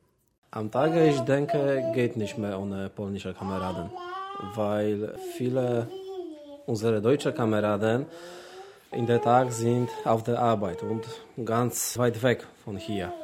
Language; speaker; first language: German; non-native, learner; Polish